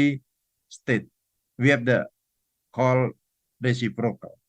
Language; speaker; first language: English; non-native, fluent; Indonesian